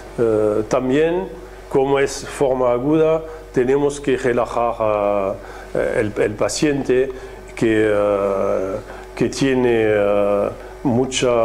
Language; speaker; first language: Spanish; non-native, fluent; French